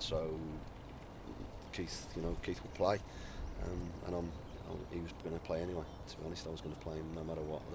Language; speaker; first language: English; native; English